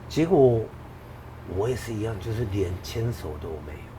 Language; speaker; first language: Chinese; non-native, fluent; Japanese